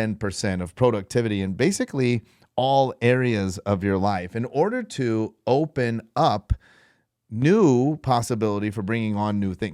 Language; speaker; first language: English; native; English